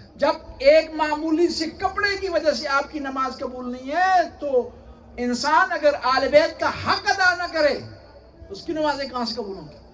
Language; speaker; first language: Urdu; non-native, local second language; Punjabi